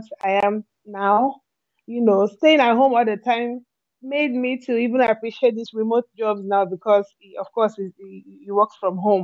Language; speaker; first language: English; non-native, local second language; Igbo